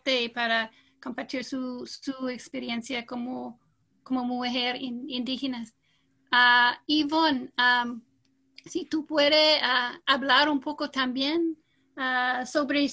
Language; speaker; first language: Spanish; non-native, fluent; English